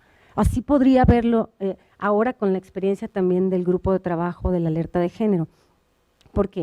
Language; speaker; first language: Spanish; native; Spanish